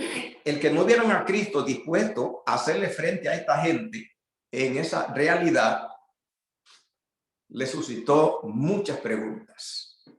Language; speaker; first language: Spanish; native; Spanish